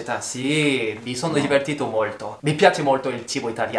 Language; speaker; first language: Italian; non-native, learner; French